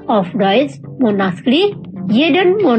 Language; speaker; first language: German; non-native, fluent; Indonesian